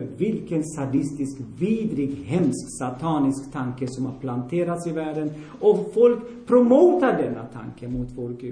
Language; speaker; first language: Swedish; non-native, fluent; Armenian